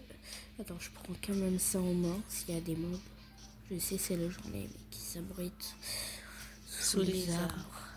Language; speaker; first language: French; native; French